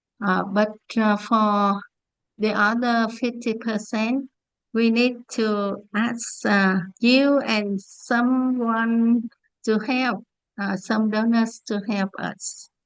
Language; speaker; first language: English; non-native, learner; Vietnamese